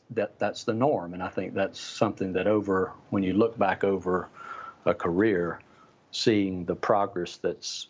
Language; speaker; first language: English; native; English